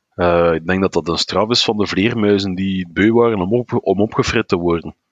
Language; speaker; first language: Dutch; native; Dutch